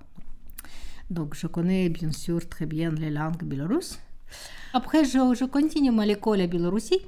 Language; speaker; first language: French; non-native, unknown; Russian